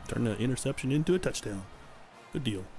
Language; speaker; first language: English; native; English